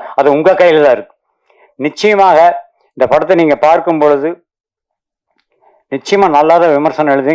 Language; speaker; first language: Tamil; native; Tamil